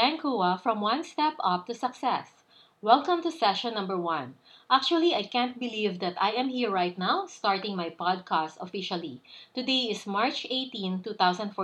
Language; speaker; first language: English; non-native, local second language; Filipino